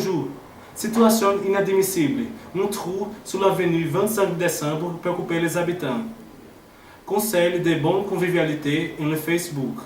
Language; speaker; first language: French; non-native, learner; Portuguese